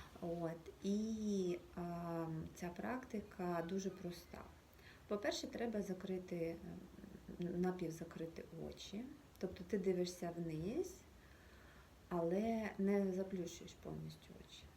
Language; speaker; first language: Ukrainian; native; Ukrainian